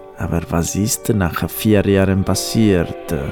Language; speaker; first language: German; non-native, fluent; Italian